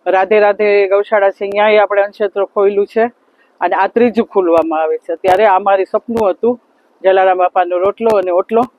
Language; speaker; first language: Gujarati; early bilingual, heritage; Gujarati